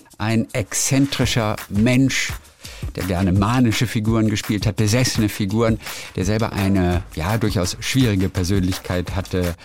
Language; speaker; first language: German; native; German